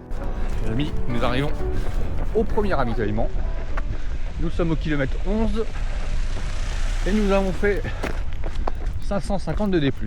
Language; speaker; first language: French; native; French